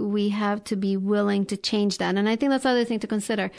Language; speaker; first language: English; non-native, fluent; Turkish